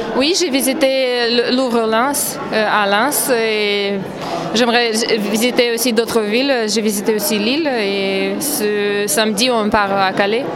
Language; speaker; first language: French; non-native, learner; Romanian